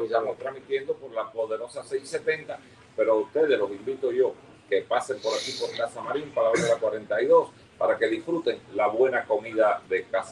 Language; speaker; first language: Spanish; native; Spanish